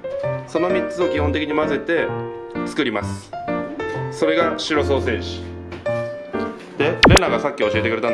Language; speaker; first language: Japanese; native; Japanese